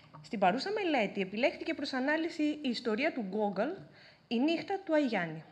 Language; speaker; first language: Greek; native; Greek